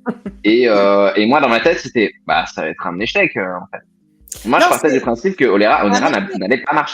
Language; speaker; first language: French; native; French